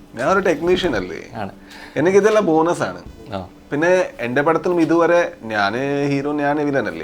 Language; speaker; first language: Malayalam; non-native, local second language; Kannada